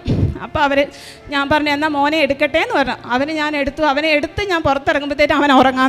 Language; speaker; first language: Malayalam; native; Malayalam